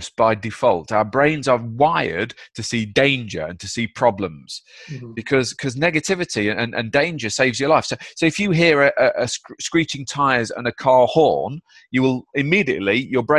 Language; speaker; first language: English; native; English